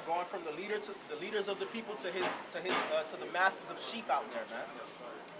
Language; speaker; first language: English; native; English